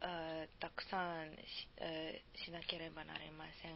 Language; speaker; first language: Japanese; non-native, learner; Serbian